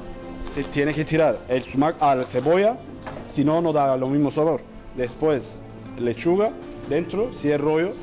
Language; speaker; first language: Spanish; non-native, learner; Turkish